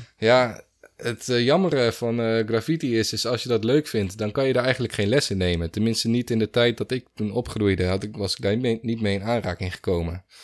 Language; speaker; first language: Dutch; native; Dutch